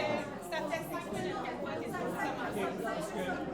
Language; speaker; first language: French; native; French